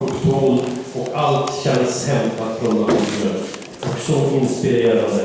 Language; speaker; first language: Swedish; native; Swedish